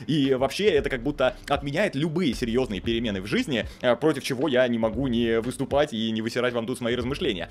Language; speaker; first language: Russian; native; Russian